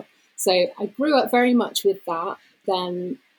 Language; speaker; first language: English; native; English